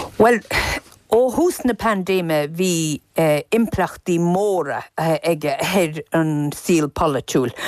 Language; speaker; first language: Irish; native; Irish